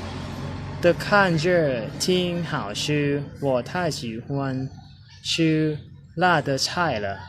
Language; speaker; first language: Chinese; non-native, learner; Lao